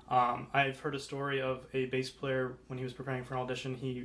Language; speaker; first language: English; native; English